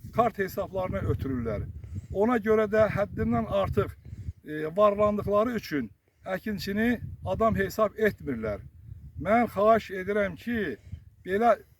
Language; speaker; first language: Azerbaijani; native; Azerbaijani